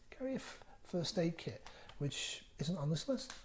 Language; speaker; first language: English; native; English